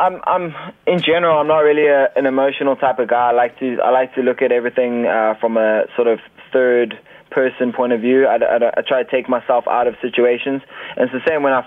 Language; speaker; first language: English; native; English